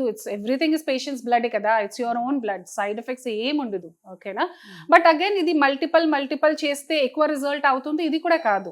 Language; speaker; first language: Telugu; non-native, fluent; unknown